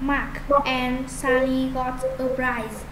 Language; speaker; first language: English; non-native, learner; Vietnamese